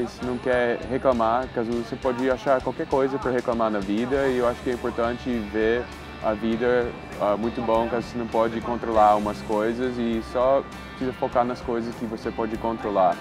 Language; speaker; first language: Portuguese; early bilingual, heritage; Portuguese